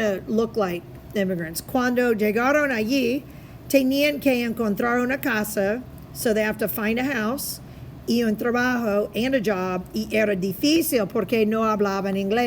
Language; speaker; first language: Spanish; non-native, fluent; English